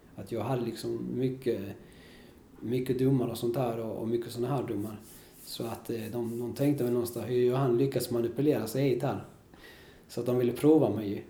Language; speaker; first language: Swedish; early bilingual, other home language; Spanish